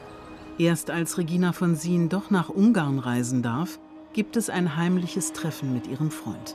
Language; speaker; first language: German; native; German